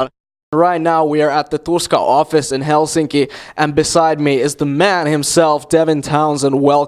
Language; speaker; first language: English; non-native, fluent; Finnish